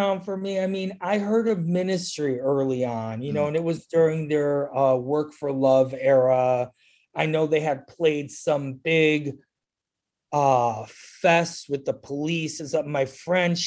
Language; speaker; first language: English; native; English